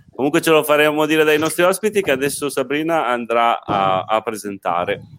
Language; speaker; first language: Italian; native; Italian